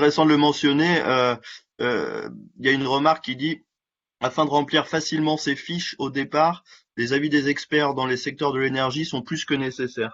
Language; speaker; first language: French; native; French